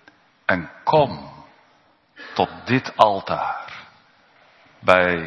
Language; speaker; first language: Dutch; native; Dutch